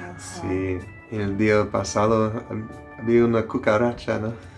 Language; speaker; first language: Spanish; non-native, learner; English